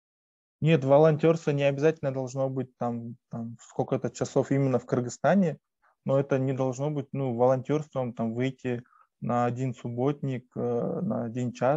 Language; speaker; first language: Russian; native; Russian